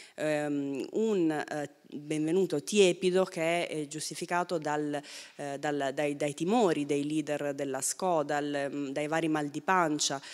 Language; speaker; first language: Italian; native; Italian